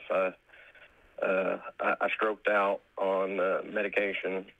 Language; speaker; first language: English; native; English